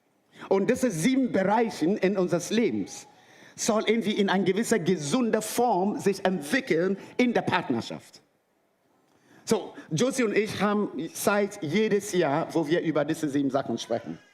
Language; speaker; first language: German; non-native, fluent; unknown